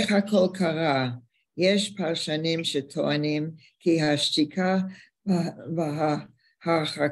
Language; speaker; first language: Hebrew; non-native, learner; English